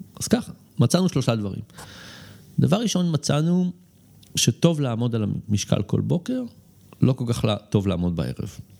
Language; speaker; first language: Hebrew; early bilingual, other home language; English